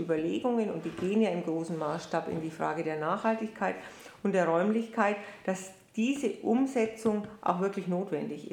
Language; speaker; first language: German; native; German